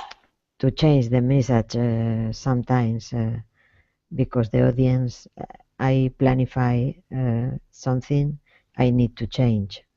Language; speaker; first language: English; non-native, learner; Spanish